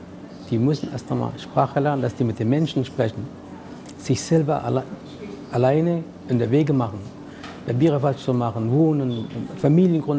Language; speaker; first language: German; non-native, learner; Arabic